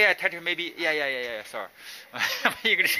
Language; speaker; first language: English; non-native, learner; Chinese